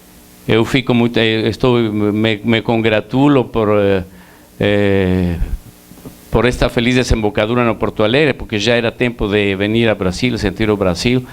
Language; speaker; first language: Portuguese; non-native, learner; Spanish